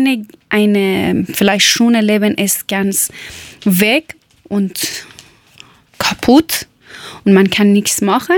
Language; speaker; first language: German; non-native, learner; Persian